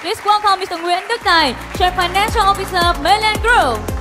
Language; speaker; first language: English; non-native, fluent; Vietnamese